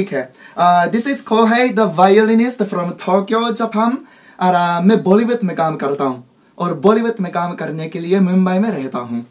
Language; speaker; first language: Hindi; non-native, fluent; Japanese